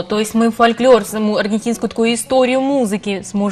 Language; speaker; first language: Russian; native; Russian